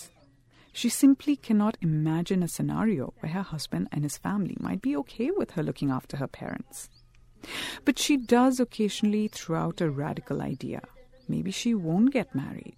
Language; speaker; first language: English; non-native, local second language; Bangla